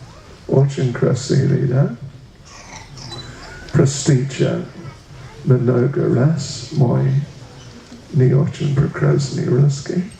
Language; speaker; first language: Russian; non-native, learner; English